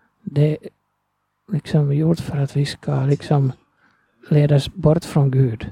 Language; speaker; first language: Swedish; non-native, fluent; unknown